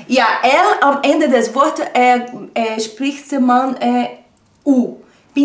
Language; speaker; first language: German; non-native, fluent; Portuguese